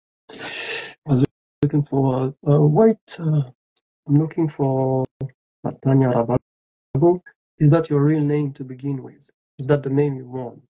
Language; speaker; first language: English; non-native, fluent; French